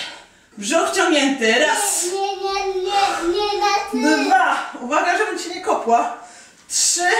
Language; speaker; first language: Polish; native; Polish